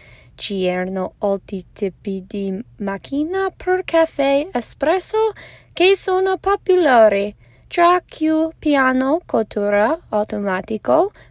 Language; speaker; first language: Italian; non-native, learner; English